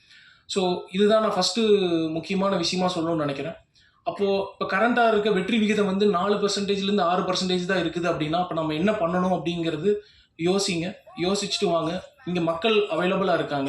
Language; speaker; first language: Tamil; native; Tamil